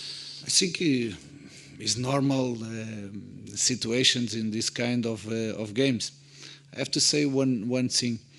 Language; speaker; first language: English; non-native, fluent; Portuguese